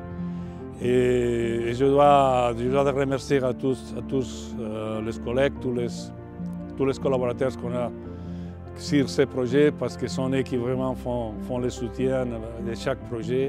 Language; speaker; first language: French; non-native, fluent; Catalan